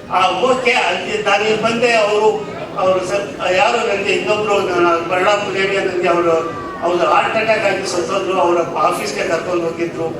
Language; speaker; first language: Kannada; non-native, local second language; Urdu